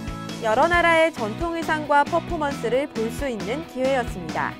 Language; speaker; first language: Korean; native; Korean